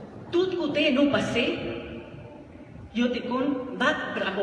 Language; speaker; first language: Haitian Creole; non-native, learner; Spanish